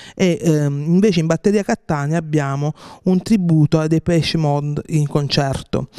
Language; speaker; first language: Italian; native; Italian